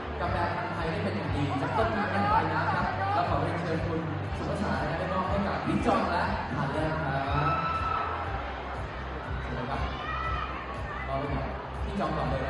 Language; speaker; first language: Thai; native; Thai